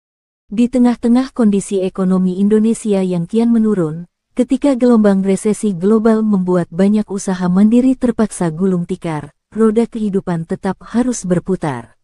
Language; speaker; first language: Indonesian; native; Indonesian